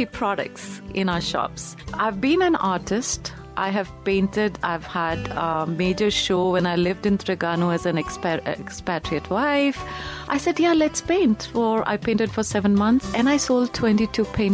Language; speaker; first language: English; non-native, local second language; Punjabi